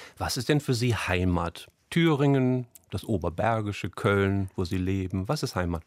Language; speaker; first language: German; native; German